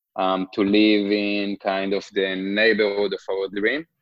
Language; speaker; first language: English; non-native, fluent; Hebrew